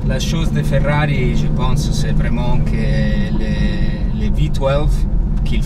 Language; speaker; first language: French; non-native, learner; Italian